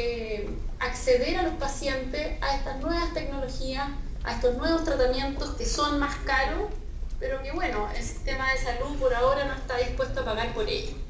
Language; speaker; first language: Spanish; native; Spanish